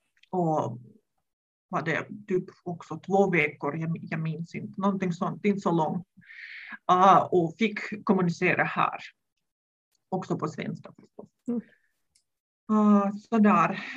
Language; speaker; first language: Swedish; non-native, fluent; Russian